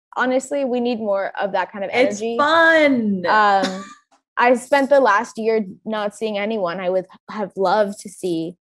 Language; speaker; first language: English; native; English